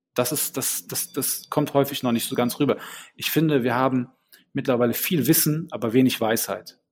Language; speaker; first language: German; early bilingual, other home language; Bosnian